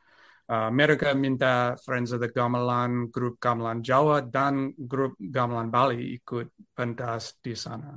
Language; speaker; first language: Indonesian; non-native, fluent; English